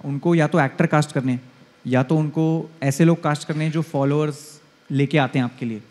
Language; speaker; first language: Hindi; native; Hindi